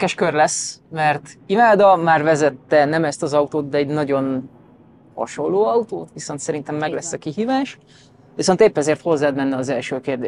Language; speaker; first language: Hungarian; native; Hungarian